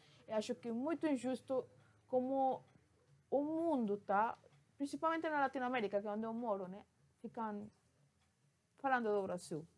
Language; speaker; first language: Portuguese; non-native, fluent; Spanish